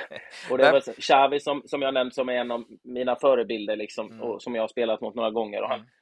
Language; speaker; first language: Swedish; native; Swedish